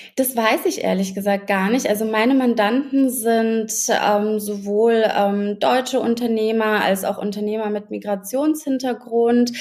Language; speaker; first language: German; native; German